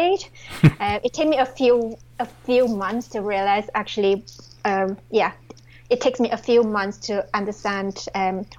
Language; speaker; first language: English; non-native, local second language; Chinese